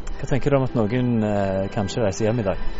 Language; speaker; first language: Norwegian; native; Norwegian